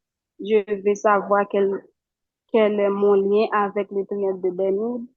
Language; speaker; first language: French; non-native, local second language; Haitian Creole